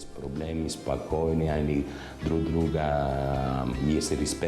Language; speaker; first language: Russian; non-native, learner; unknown